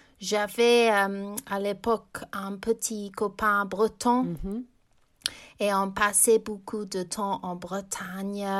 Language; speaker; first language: French; non-native, fluent; English